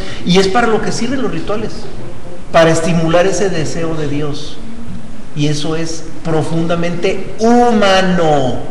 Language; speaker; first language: Spanish; native; Spanish